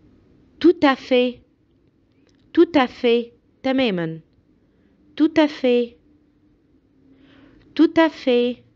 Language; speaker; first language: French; non-native, fluent; Arabic